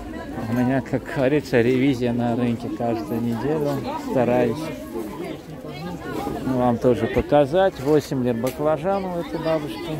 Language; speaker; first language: Russian; non-native, fluent; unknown